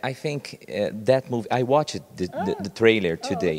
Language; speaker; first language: English; non-native, learner; Portuguese